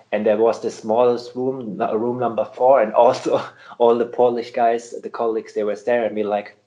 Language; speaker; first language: English; non-native, fluent; German